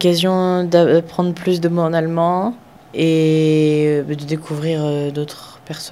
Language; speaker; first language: French; native; French